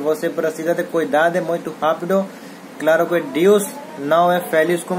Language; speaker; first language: Portuguese; non-native, learner; Hindi